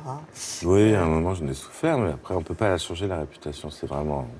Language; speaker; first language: French; native; French